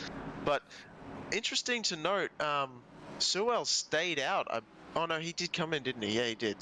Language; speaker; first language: English; native; English